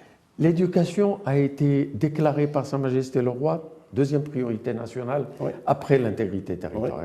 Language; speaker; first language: French; non-native, local second language; Arabic